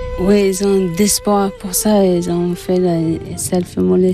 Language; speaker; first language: French; non-native, learner; Tibetan